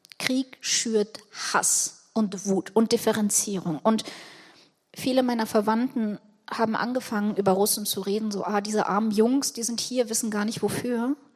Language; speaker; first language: German; early bilingual, other home language; Russian